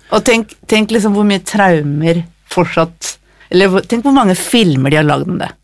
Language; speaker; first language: Norwegian; early bilingual, other home language; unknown